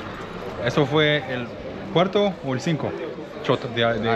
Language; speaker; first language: Spanish; non-native, learner; English